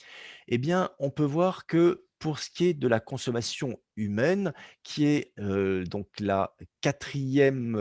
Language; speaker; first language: French; native; French